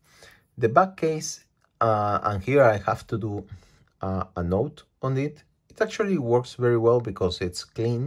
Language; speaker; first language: English; non-native, fluent; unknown